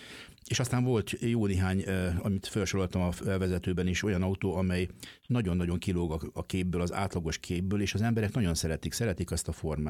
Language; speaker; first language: Hungarian; native; Hungarian